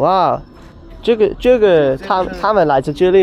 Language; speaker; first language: Chinese; non-native, learner; English